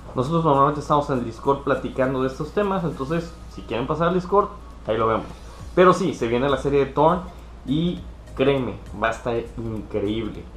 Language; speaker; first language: Spanish; native; Spanish